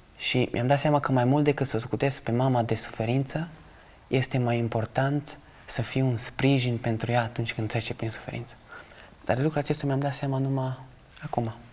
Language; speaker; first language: Romanian; early bilingual, other home language; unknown